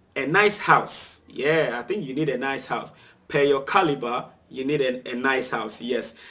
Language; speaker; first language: English; non-native, local second language; Akan